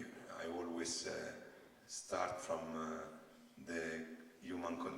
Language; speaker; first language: English; non-native, learner; Italian